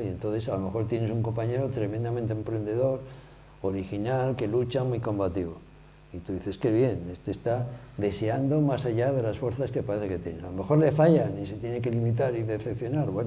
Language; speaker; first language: Spanish; native; Spanish